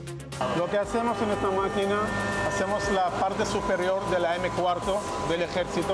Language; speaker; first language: Spanish; non-native, learner; Hebrew